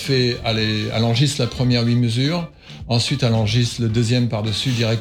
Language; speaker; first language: French; native; French